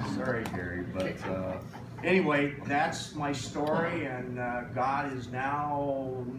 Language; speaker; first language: English; native; English